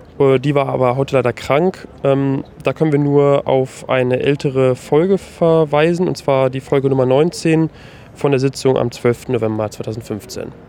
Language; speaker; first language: German; native; German